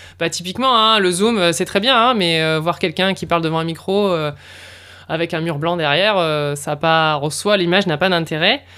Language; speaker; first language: French; native; French